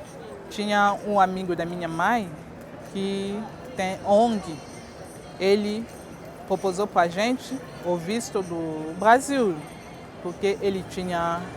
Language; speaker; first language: Portuguese; non-native, fluent; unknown